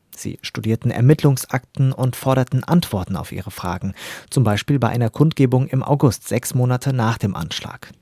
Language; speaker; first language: German; native; German